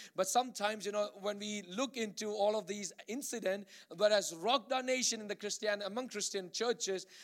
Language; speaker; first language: English; non-native, local second language; Malayalam